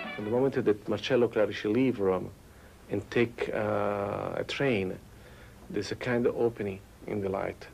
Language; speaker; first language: English; non-native, fluent; Italian